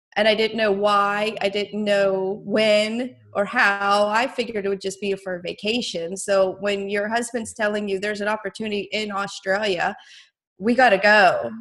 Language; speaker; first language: English; native; English